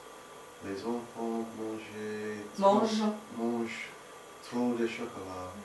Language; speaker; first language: French; non-native, learner; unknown